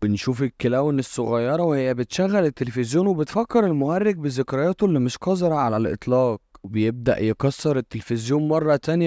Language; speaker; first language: Arabic; native; Arabic